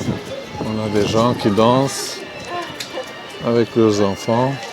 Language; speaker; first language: French; non-native, fluent; Hungarian